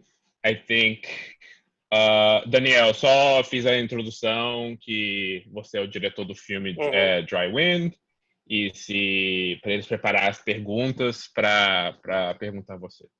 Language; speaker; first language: Portuguese; early bilingual, heritage; Portuguese